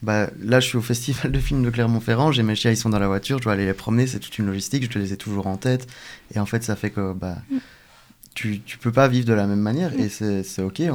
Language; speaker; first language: French; native; French